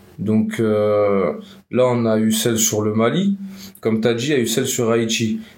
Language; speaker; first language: French; early bilingual, other home language; Wolof